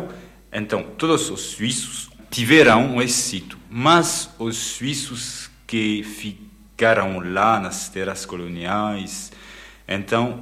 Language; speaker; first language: Portuguese; non-native, fluent; French